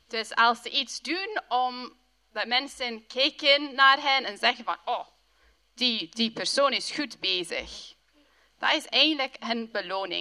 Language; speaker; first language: Dutch; non-native, fluent; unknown